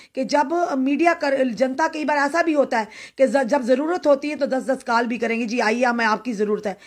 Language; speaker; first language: Hindi; native; Hindi